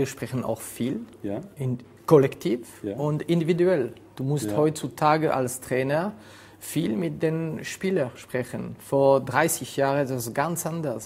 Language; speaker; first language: German; non-native, fluent; French